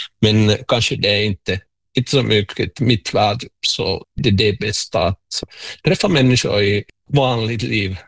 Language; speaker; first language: Swedish; non-native, local second language; Finnish